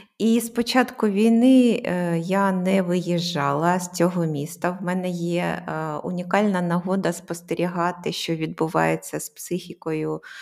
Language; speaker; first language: Ukrainian; non-native, local second language; Russian